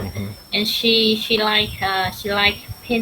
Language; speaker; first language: English; non-native, learner; Vietnamese